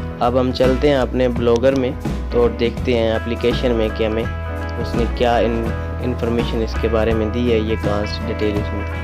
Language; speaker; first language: Urdu; non-native, local second language; Punjabi